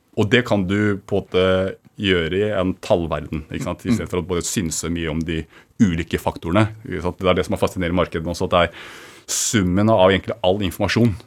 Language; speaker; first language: Norwegian; early bilingual, other home language; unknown